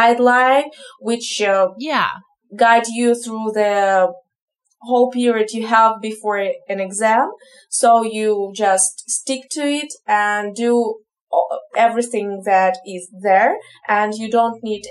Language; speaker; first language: English; non-native, fluent; Ukrainian